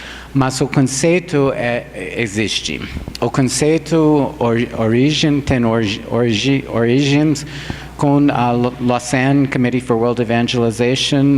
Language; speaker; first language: Portuguese; non-native, fluent; English